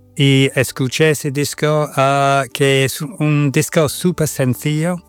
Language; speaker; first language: Spanish; non-native, fluent; English